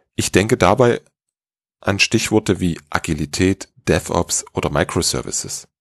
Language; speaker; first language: German; native; German